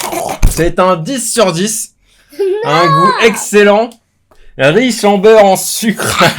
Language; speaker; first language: French; native; French